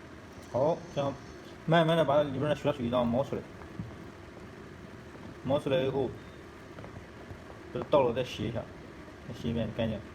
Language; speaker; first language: Chinese; native; Chinese